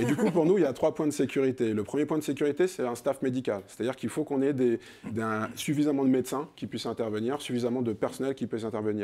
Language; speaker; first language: French; native; French